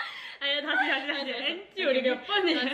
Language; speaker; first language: Korean; non-native, fluent; Chinese